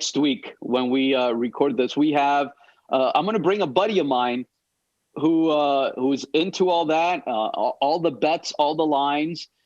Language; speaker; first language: English; native; English